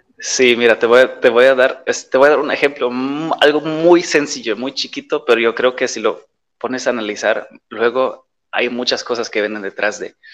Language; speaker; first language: Spanish; non-native, fluent; Polish